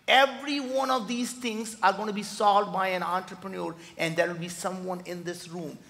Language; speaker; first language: English; non-native, local second language; Hindi